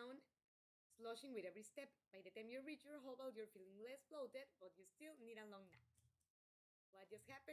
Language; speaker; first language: English; non-native, fluent; Spanish